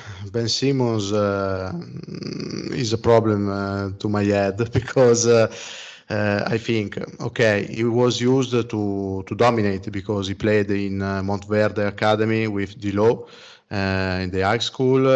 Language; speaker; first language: English; non-native, learner; Italian